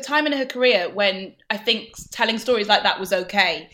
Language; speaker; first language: English; native; English